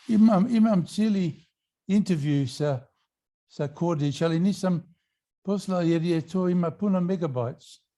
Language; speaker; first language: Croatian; early bilingual, heritage; English